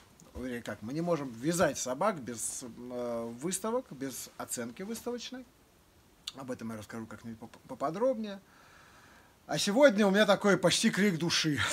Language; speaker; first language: Russian; native; Russian